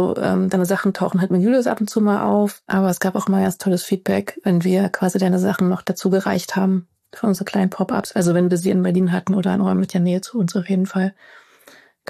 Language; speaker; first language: German; native; German